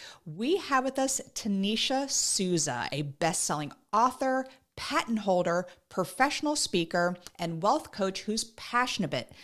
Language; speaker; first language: English; native; English